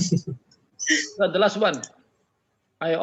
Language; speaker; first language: English; non-native, learner; Indonesian